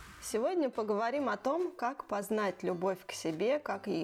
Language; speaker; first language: Russian; native; Russian